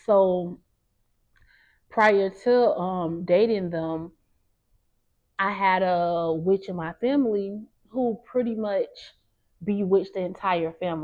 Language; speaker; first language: English; native; English